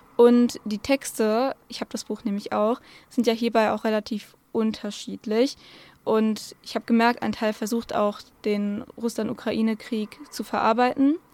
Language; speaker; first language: German; native; German